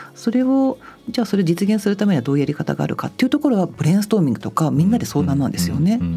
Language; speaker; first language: Japanese; native; Japanese